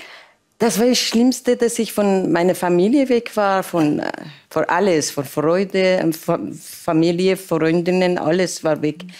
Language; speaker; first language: German; non-native, learner; Persian